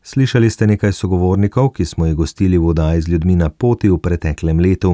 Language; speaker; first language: Slovenian; native; Slovenian